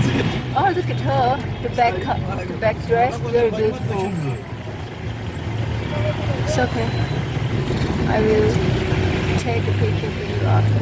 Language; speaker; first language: English; non-native, learner; Thai